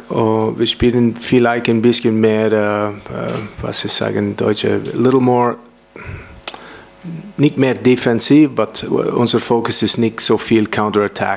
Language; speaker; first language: German; non-native, learner; English